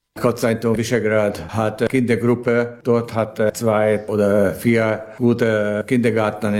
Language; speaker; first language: German; non-native, local second language; Hungarian